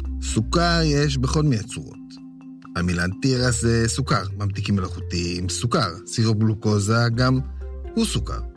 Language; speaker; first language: Hebrew; native; Hebrew